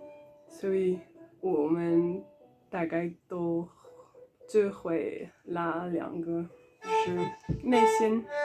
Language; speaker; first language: Chinese; non-native, learner; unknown